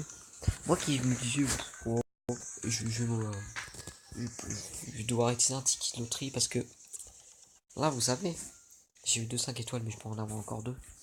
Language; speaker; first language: French; native; French